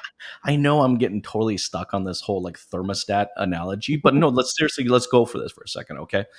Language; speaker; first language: English; native; English